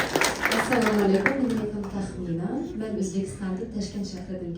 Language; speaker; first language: Turkish; non-native, learner; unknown